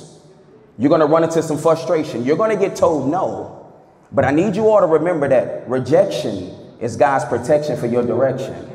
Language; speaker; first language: English; native; English